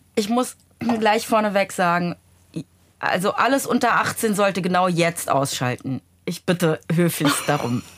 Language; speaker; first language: German; native; German